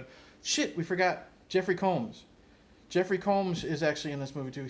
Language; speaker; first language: English; native; English